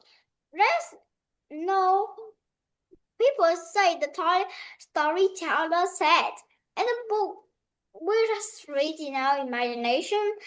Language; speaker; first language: English; non-native, learner; Vietnamese